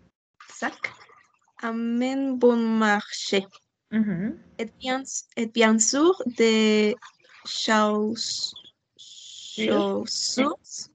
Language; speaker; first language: French; non-native, learner; Spanish